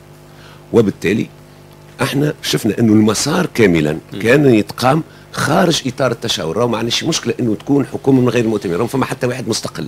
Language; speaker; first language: Arabic; native; Arabic